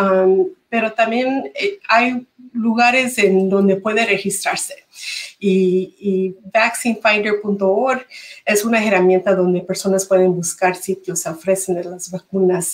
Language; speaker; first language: Spanish; early bilingual, heritage; Spanish